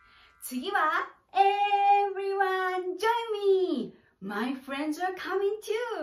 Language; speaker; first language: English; non-native, fluent; Japanese